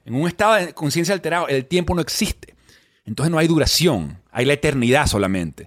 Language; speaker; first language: Spanish; native; Spanish